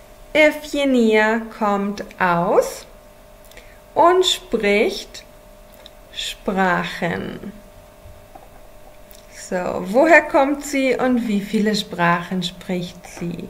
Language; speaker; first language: German; non-native, fluent; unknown